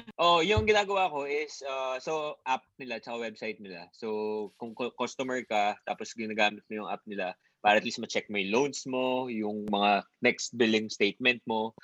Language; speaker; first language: Filipino; non-native, local second language; Bikol